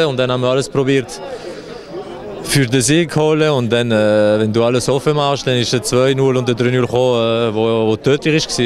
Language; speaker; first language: German; non-native, local second language; French